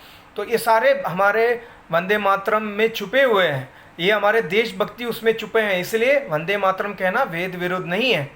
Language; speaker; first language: Hindi; non-native, local second language; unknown